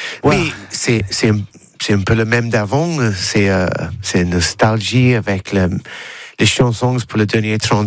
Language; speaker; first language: French; non-native, learner; English